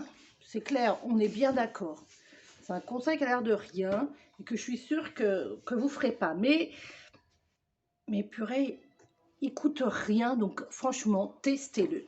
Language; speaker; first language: French; native; French